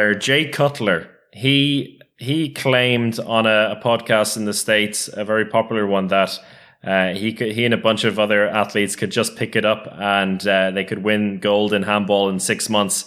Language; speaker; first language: English; native; English